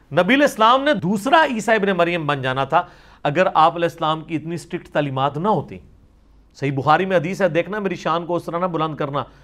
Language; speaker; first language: Urdu; non-native, local second language; Punjabi